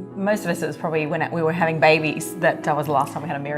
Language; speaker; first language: English; native; English